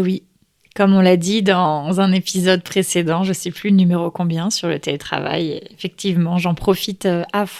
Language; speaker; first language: French; native; French